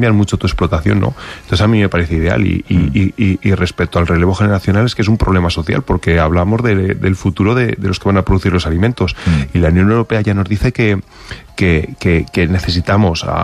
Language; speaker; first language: Spanish; native; Spanish